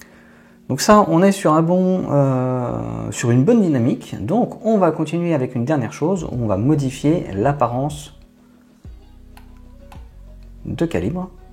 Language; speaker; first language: French; native; French